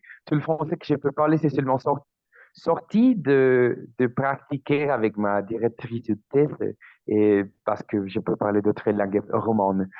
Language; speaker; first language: French; non-native, learner; Spanish